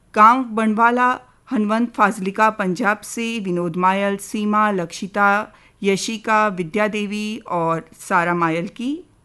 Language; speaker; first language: Hindi; native; Hindi